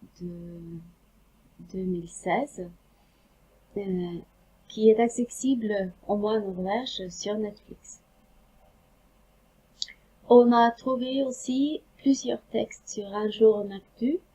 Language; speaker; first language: French; non-native, fluent; Norwegian